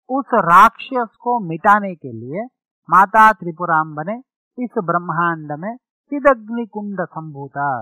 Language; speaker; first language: Hindi; non-native, local second language; Telugu